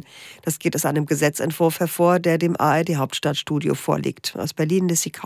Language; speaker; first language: German; native; German